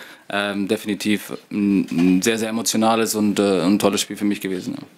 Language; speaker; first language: German; native; German